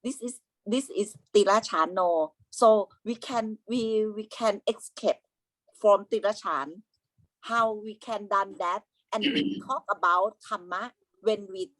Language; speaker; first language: English; non-native, learner; Thai